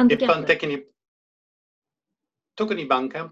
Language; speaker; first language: Japanese; non-native, fluent; English